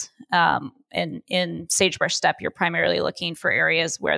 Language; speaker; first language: English; native; English